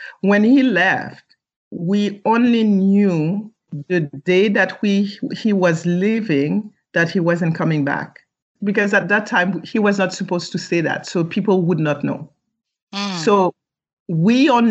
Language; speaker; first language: English; early bilingual, other home language; French